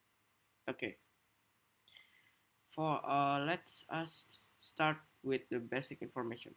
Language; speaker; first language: English; non-native, learner; Indonesian